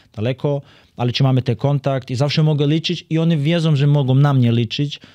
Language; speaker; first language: Polish; non-native, fluent; Serbian